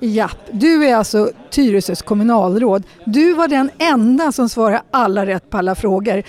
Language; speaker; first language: Swedish; native; Swedish